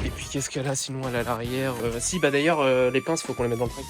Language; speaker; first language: French; native; French